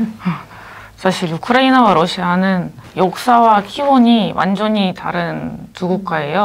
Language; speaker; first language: Korean; non-native, fluent; Ukrainian